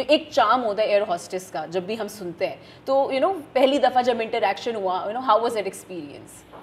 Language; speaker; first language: Urdu; native; Urdu